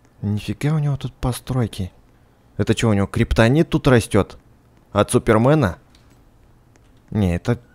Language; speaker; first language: Russian; native; Russian